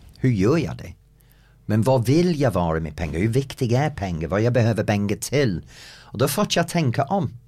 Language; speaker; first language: Swedish; non-native, fluent; English